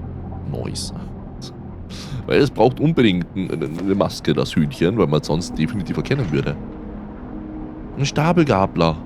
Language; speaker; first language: German; native; German